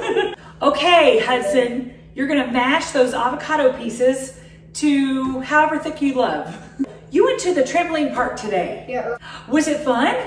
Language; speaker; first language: English; native; English